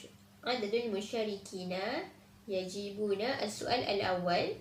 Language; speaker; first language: Arabic; non-native, learner; Malay